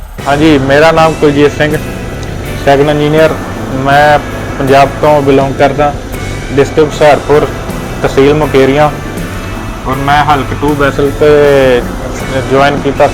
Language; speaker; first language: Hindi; non-native, local second language; Punjabi